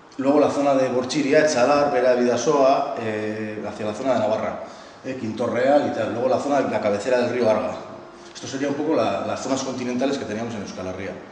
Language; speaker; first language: Spanish; native; Spanish